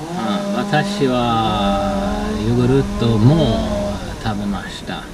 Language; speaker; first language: Japanese; non-native, learner; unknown